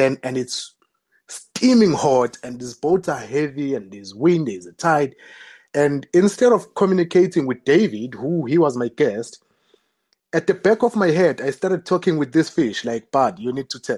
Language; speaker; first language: English; non-native, local second language; Zulu